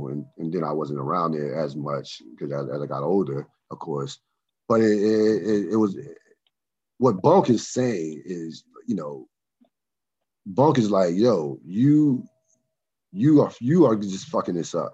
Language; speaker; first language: English; native; English